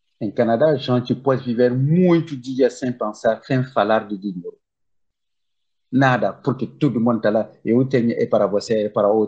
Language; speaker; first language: Portuguese; non-native, learner; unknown